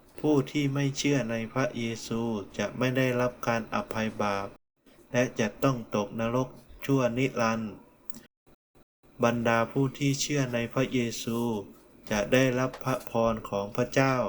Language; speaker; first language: Thai; non-native, fluent; Korean